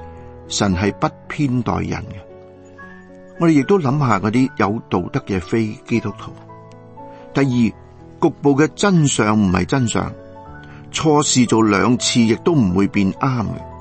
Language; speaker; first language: Chinese; non-native, local second language; Cantonese